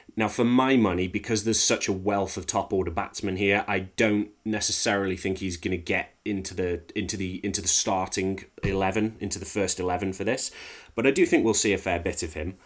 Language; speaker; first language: English; native; English